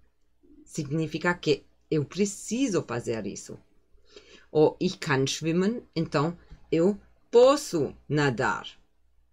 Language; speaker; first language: Portuguese; non-native, fluent; German